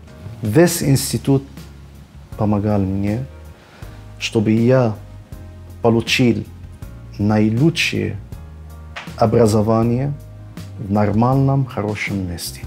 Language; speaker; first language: Russian; non-native, fluent; Arabic